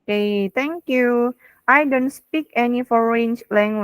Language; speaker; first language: English; non-native, fluent; Indonesian